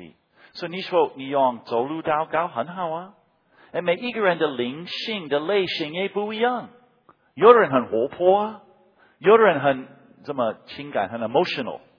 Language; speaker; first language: Chinese; non-native, fluent; English